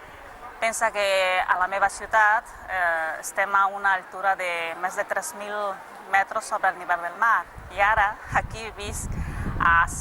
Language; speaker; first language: Catalan; non-native, fluent; Spanish